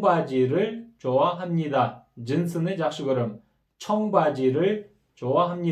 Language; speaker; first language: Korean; non-native, fluent; Kyrgyz